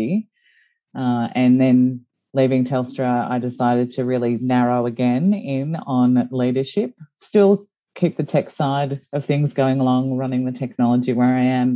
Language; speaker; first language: English; native; English